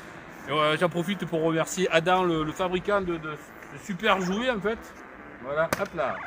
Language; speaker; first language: French; native; French